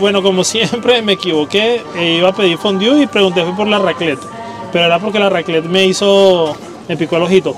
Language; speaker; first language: Spanish; native; Spanish